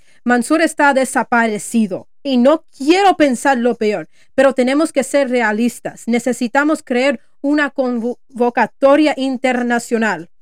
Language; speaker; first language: Spanish; non-native, learner; English